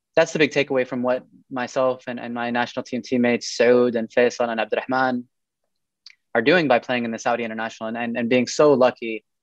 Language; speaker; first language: English; early bilingual, other home language; Arabic